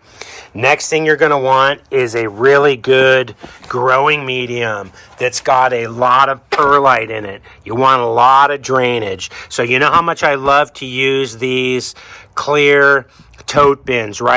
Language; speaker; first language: English; native; English